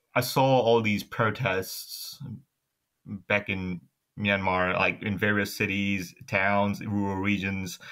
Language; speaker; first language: English; non-native, fluent; Burmese